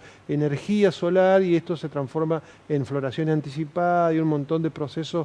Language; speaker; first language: Spanish; native; Spanish